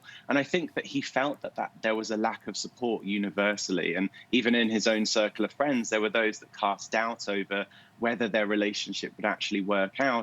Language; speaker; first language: English; native; English